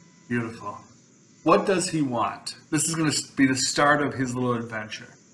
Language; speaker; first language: English; native; English